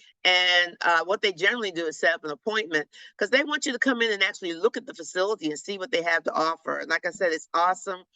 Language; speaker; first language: English; native; English